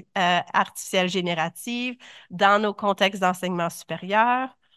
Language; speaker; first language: French; native; French